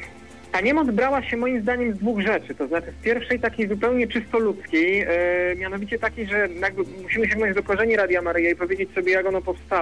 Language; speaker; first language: Polish; native; Polish